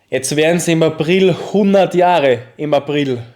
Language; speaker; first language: German; native; German